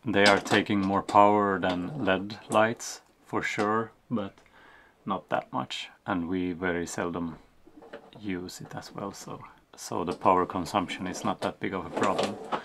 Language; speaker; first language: English; non-native, fluent; Swedish